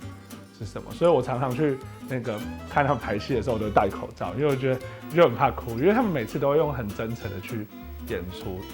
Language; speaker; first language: Chinese; native; Chinese